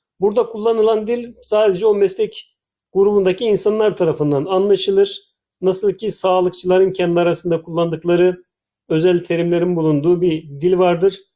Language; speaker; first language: Turkish; native; Turkish